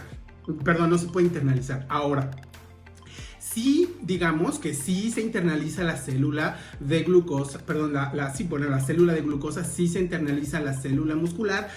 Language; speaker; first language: Spanish; native; Spanish